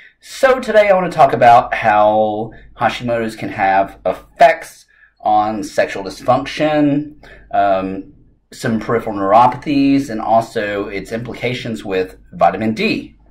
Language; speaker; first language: English; native; English